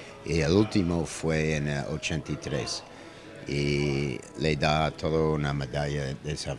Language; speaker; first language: Spanish; non-native, learner; English